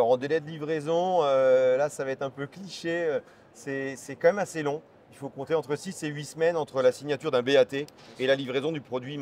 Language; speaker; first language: French; native; French